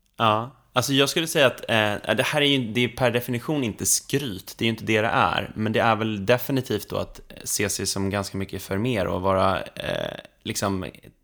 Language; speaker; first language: Swedish; native; Swedish